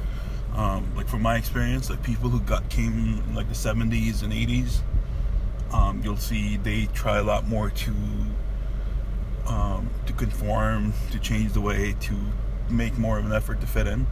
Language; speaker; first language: English; early bilingual, other home language; Urdu